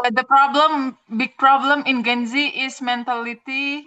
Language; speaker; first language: English; non-native, learner; Indonesian